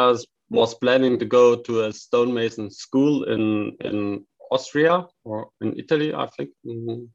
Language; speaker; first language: English; non-native, fluent; German